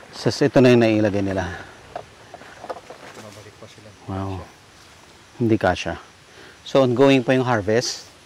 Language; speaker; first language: Filipino; native; Filipino